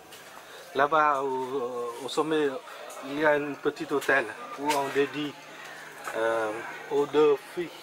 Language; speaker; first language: French; non-native, fluent; Vietnamese